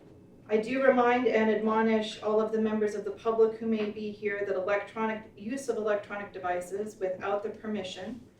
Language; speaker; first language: English; native; English